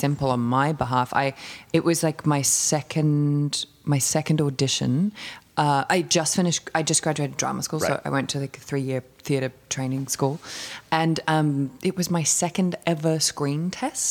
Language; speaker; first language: English; native; English